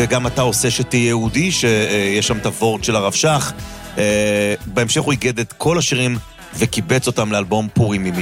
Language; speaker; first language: Hebrew; native; Hebrew